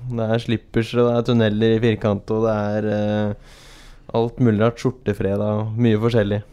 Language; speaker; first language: Norwegian; native; Norwegian